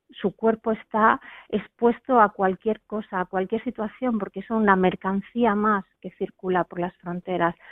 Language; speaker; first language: Spanish; native; Spanish